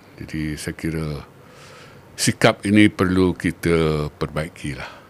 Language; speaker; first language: Malay; native; Malay